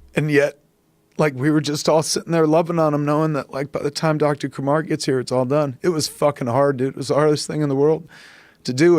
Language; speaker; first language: English; native; English